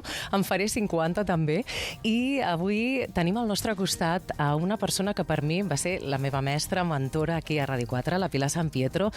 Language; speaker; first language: Catalan; native; Catalan